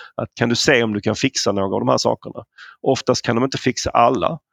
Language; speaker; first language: Swedish; native; Swedish